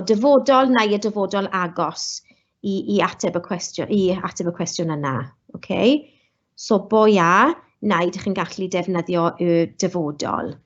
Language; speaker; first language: Welsh; non-native, local second language; English